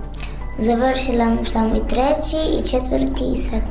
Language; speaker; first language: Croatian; early bilingual, other home language; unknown